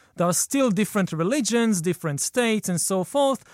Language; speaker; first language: English; non-native, fluent; Hebrew